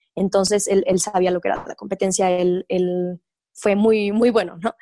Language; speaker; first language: Spanish; native; Spanish